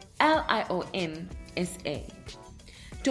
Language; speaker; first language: English; non-native, local second language; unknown